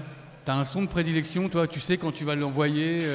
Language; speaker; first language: French; native; French